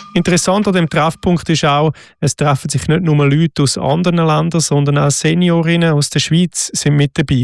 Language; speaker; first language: German; native; German